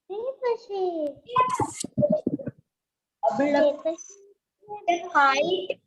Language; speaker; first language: English; non-native, learner; Sinhala